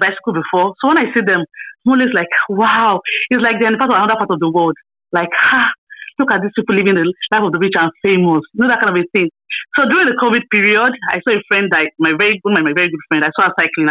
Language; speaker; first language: English; non-native, local second language; Yoruba